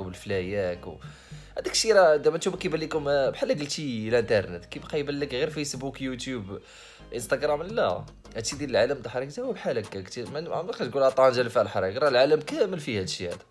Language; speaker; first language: Arabic; native; Arabic